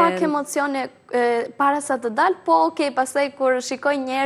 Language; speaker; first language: Albanian; early bilingual, heritage; Albanian